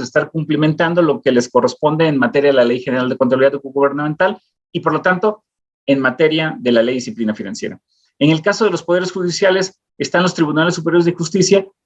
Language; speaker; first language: Spanish; native; Spanish